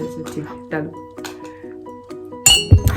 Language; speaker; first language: Hindi; non-native, local second language; Tibetan